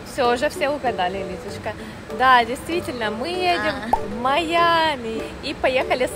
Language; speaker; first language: Russian; native; Russian